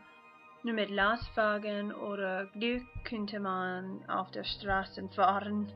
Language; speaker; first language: German; non-native, learner; English